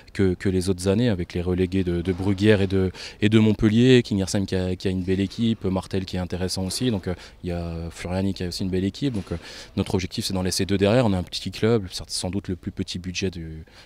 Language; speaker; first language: French; native; French